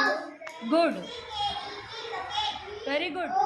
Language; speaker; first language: English; non-native, local second language; Urdu